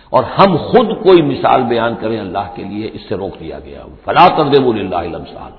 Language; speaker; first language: Urdu; native; Urdu